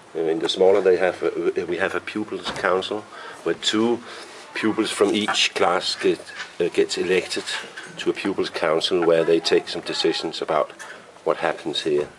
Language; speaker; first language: English; non-native, fluent; Danish